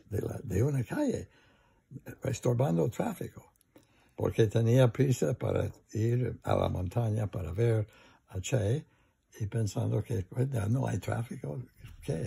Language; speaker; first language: Spanish; non-native, learner; English